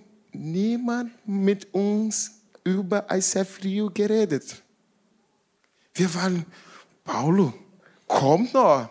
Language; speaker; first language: German; non-native, learner; Portuguese